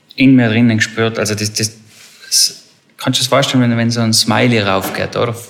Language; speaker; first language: German; native; German